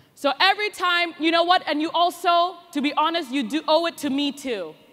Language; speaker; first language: English; native; English